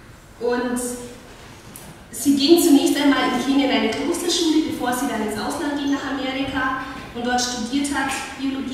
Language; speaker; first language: German; non-native, fluent; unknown